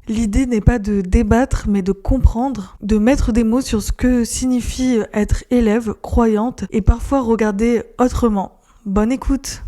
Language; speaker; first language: French; native; French